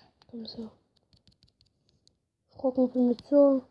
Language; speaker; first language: French; native; French